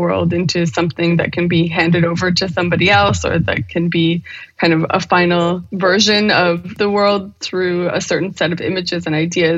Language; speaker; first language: English; native; English